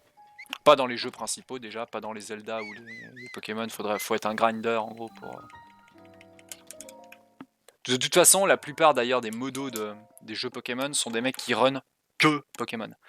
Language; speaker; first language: French; native; French